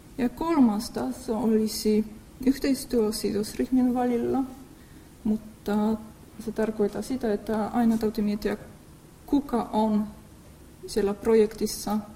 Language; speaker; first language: Finnish; non-native, fluent; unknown